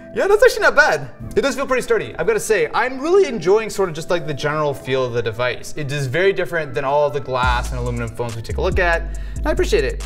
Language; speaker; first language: English; native; English